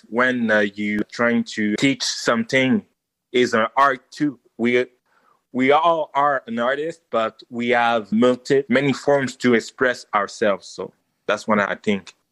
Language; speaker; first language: English; non-native, local second language; French